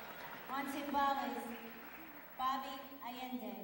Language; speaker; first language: English; native; English